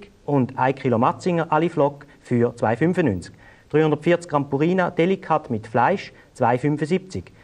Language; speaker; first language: German; native; German